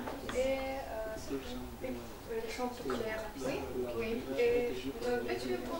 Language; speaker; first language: French; non-native, learner; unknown